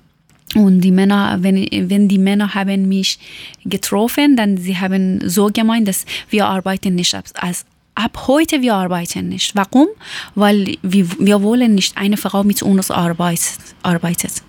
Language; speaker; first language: German; non-native, learner; Persian